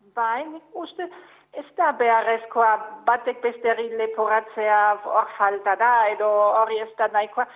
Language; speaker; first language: Basque; non-native, fluent; German